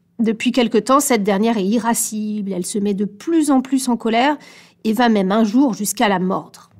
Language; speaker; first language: French; native; French